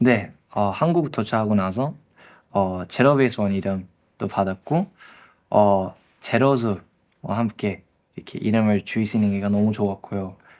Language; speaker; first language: Korean; early bilingual, heritage; English